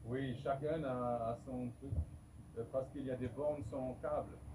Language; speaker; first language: French; non-native, fluent; German